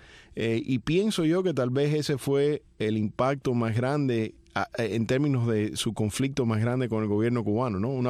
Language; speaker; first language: Spanish; early bilingual, heritage; Spanish